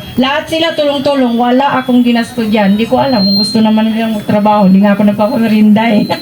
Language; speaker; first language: Filipino; non-native, local second language; Iloko